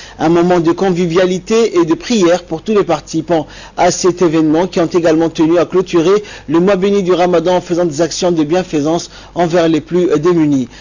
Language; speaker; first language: French; non-native, local second language; Somali